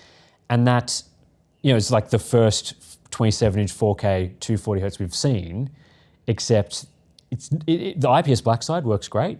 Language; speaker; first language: English; native; English